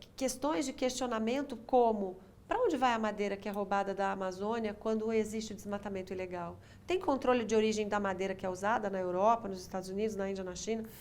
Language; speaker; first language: Portuguese; native; Portuguese